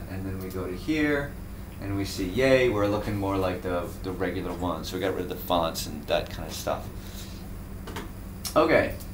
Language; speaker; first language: English; native; English